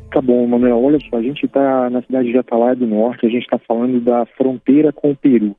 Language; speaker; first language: Portuguese; native; Portuguese